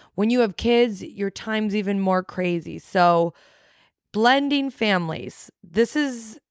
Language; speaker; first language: English; native; English